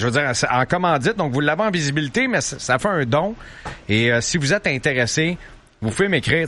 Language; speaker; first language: French; native; French